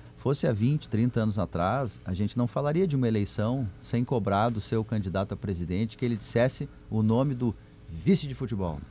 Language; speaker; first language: Portuguese; native; Portuguese